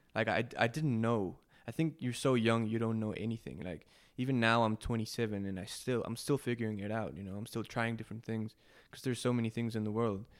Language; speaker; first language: English; non-native, fluent; Spanish